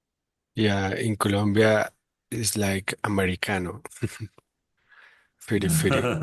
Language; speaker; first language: English; non-native, learner; Spanish